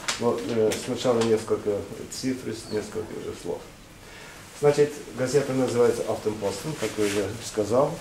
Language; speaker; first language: Russian; non-native, fluent; Norwegian